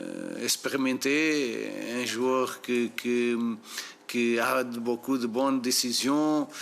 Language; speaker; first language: French; non-native, fluent; Portuguese